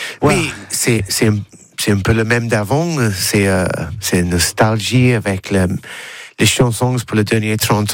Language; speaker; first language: French; non-native, learner; English